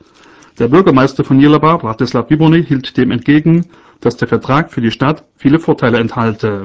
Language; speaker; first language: German; native; German